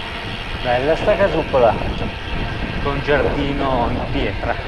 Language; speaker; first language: Italian; native; Italian